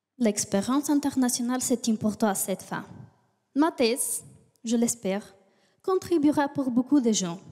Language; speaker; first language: French; non-native, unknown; Bulgarian